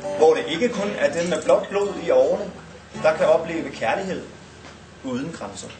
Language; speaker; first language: Danish; early bilingual, other home language; Arabic